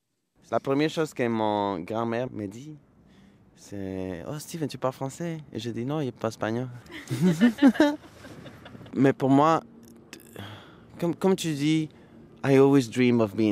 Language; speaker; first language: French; non-native, learner; Spanish